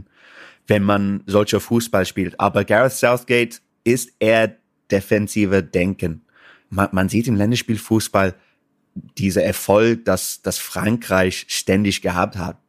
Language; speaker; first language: German; non-native, fluent; English